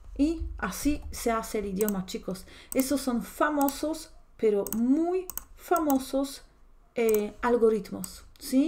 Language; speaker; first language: Spanish; non-native, fluent; Polish